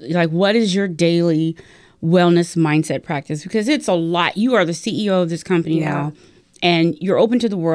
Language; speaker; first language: English; native; English